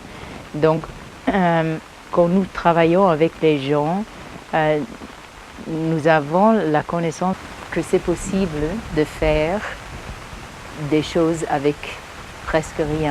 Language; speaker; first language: French; early bilingual, heritage; English